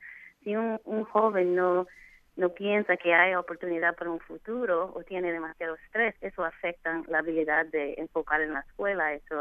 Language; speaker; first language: Spanish; non-native, fluent; English